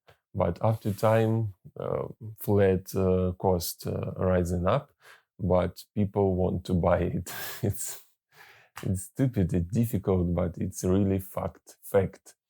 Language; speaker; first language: English; non-native, learner; Russian